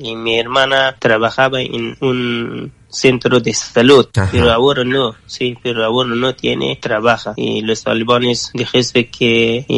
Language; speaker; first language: Spanish; non-native, learner; Persian